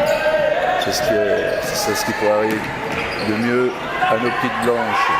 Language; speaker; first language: French; native; French